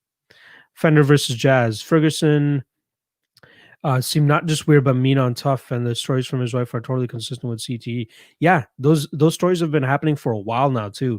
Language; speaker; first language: English; native; English